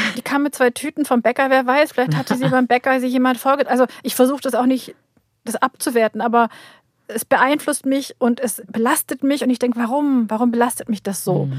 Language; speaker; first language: German; early bilingual, other home language; Turkish